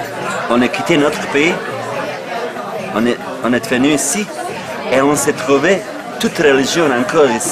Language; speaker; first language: French; non-native, fluent; Bosnian